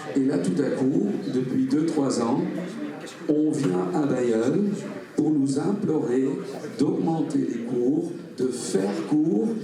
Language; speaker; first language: French; non-native, fluent; Dutch